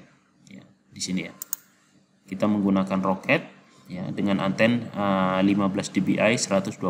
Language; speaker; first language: Indonesian; native; Indonesian